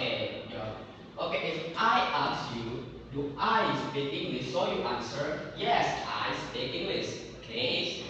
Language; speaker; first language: English; non-native, fluent; Indonesian